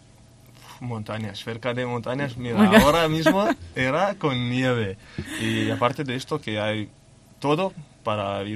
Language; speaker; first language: Spanish; non-native, learner; Lithuanian